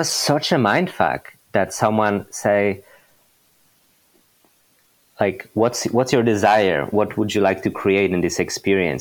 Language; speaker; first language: English; non-native, fluent; Polish